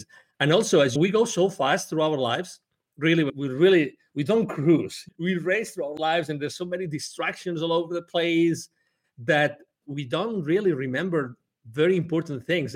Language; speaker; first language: English; non-native, fluent; Spanish